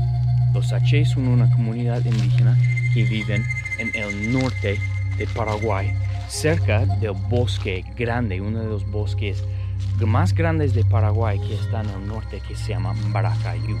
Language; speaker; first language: Spanish; non-native, fluent; English